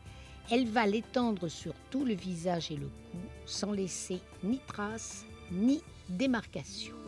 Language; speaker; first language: French; native; French